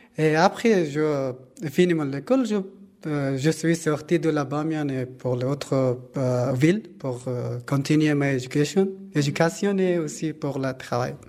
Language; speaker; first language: French; non-native, learner; Persian